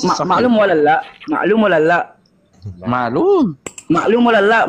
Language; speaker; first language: Arabic; non-native, learner; Indonesian